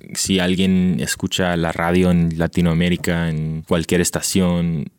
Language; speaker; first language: Spanish; early bilingual, heritage; Spanish